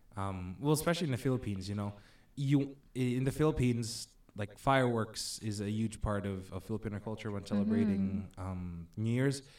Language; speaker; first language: English; non-native, local second language; Filipino